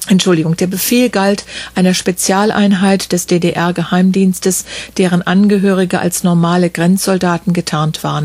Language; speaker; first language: German; native; German